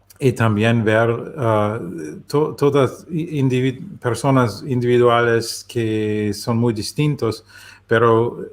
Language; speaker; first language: Spanish; non-native, learner; German